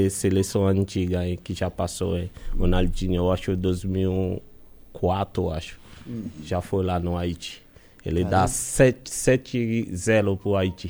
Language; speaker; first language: Portuguese; non-native, learner; Haitian Creole